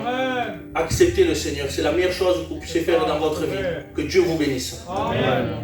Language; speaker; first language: French; native; French